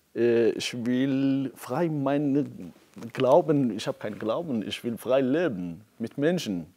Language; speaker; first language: German; non-native, fluent; Persian